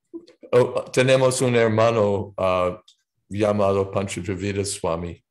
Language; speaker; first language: Spanish; non-native, learner; English